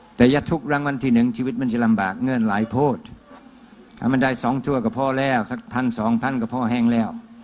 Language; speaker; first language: Thai; non-native, fluent; English